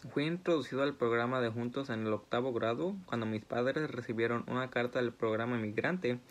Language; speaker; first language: Spanish; early bilingual, heritage; Spanish